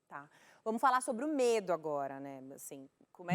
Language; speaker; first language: Portuguese; native; Portuguese